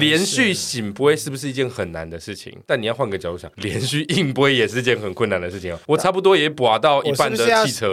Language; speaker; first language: Chinese; native; Chinese